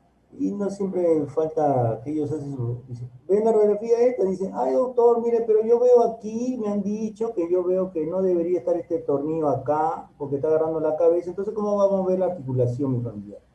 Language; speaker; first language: Spanish; native; Spanish